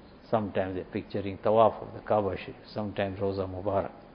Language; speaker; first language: English; native; English